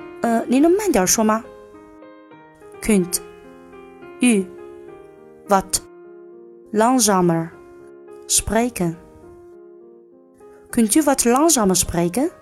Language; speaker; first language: Dutch; non-native, fluent; Chinese